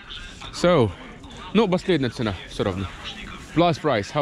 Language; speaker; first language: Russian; non-native, learner; Arabic